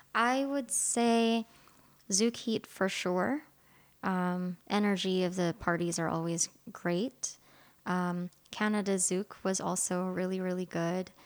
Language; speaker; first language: English; non-native, local second language; Filipino